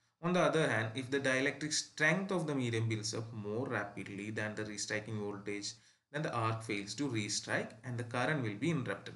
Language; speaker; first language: English; non-native, local second language; Malayalam